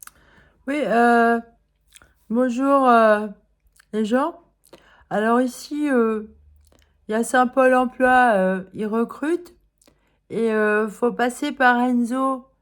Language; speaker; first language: French; native; French